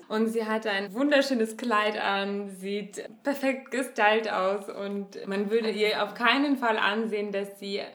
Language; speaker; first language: German; early bilingual, other home language; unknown